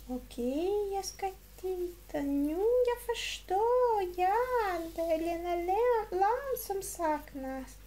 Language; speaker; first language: Swedish; non-native, learner; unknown